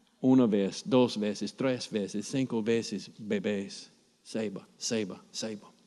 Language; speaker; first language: Spanish; non-native, learner; English